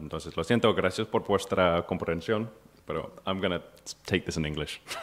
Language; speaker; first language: Spanish; non-native, learner; English